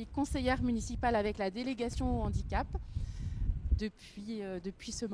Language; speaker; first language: French; native; French